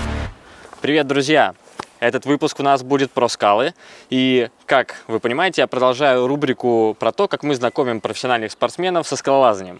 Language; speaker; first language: Russian; native; Russian